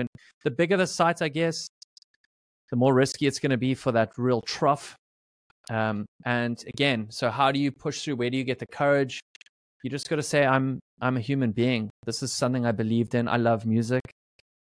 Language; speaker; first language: English; native; English